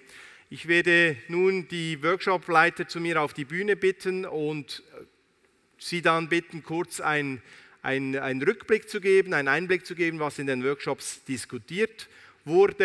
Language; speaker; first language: German; native; German